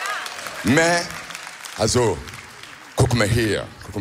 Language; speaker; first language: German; non-native, learner; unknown